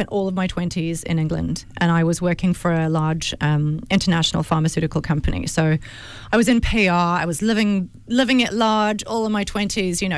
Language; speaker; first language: English; native; English